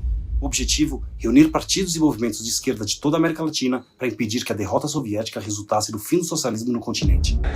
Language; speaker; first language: Portuguese; native; Portuguese